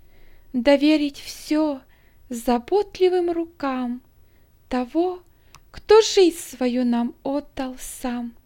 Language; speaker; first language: Russian; native; Russian